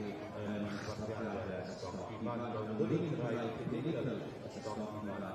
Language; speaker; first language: Welsh; native; Welsh